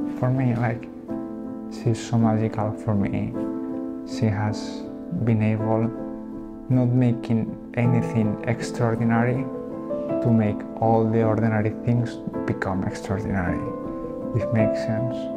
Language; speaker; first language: English; non-native, fluent; Spanish